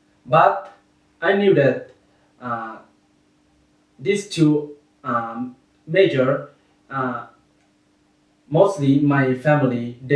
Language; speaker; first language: English; non-native, learner; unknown